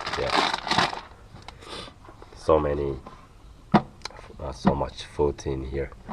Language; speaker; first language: English; non-native, learner; Korean